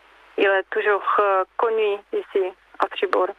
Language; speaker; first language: French; non-native, learner; Czech